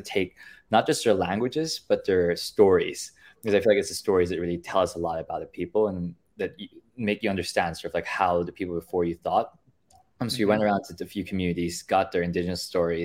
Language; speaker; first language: English; non-native, local second language; Filipino